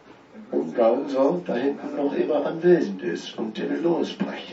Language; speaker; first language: German; non-native, fluent; Dutch